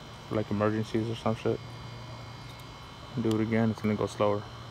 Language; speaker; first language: English; early bilingual, other home language; Spanish